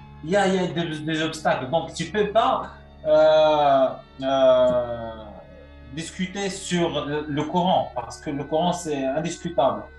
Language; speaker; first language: French; non-native, local second language; Arabic